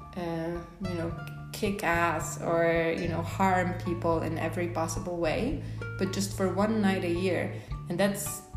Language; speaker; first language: English; non-native, fluent; Polish